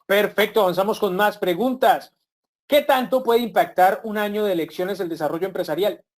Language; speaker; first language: Spanish; native; Spanish